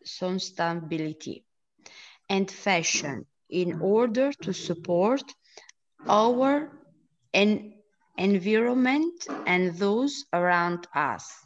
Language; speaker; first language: English; non-native, learner; Italian